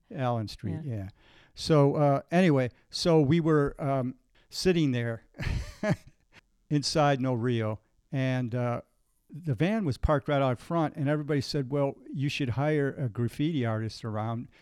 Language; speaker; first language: English; native; English